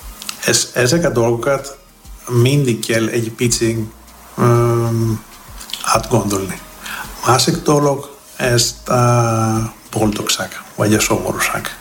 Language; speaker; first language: Hungarian; non-native, fluent; Greek